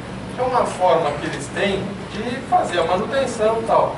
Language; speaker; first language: Portuguese; native; Portuguese